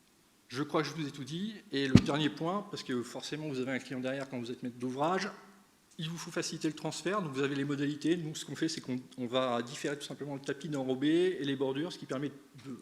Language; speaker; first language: French; native; French